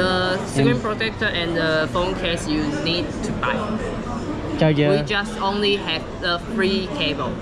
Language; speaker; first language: English; non-native, learner; Chinese